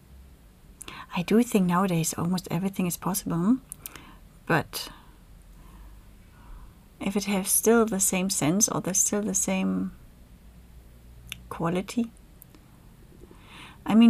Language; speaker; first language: English; non-native, fluent; German